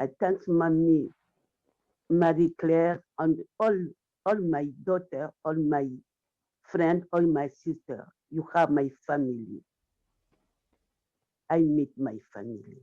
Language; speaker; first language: English; non-native, learner; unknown